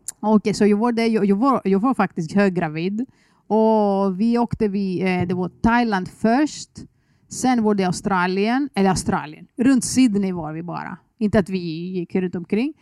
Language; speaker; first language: Swedish; non-native, fluent; Greek